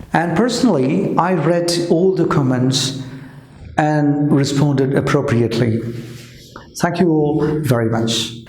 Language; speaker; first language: English; non-native, local second language; Malayalam